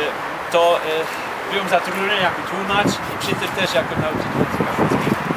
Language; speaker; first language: Polish; non-native, fluent; Swedish